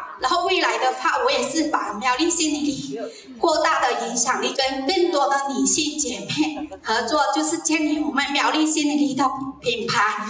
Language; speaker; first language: Chinese; non-native, local second language; Hakka Chinese